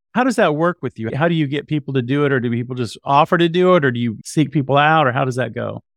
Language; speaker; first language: English; native; English